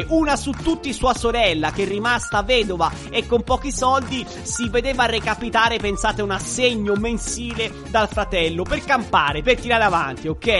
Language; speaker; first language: Italian; native; Italian